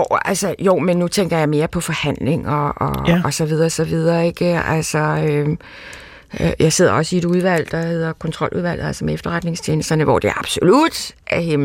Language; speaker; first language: Danish; native; Danish